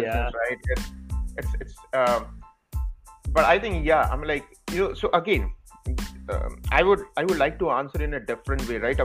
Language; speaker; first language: English; non-native, local second language; Hindi